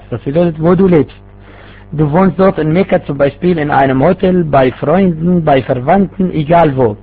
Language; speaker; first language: German; non-native, fluent; Arabic